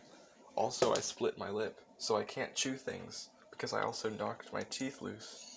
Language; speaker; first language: English; native; English